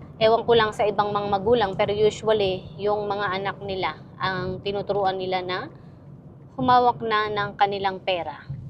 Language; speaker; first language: Filipino; native; Filipino